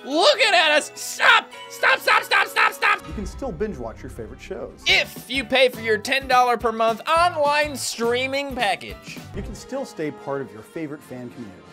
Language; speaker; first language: English; native; English